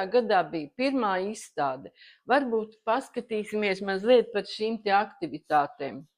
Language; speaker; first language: Latvian; native; Latvian